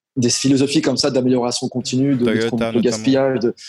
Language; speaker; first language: French; native; French